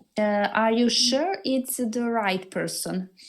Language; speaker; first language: English; non-native, learner; Serbian